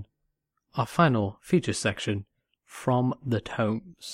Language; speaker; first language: English; native; English